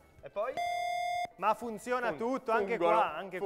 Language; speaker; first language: Italian; native; Italian